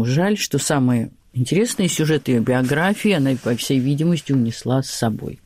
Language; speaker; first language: Russian; native; Russian